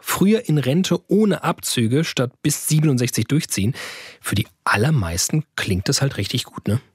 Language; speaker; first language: German; native; German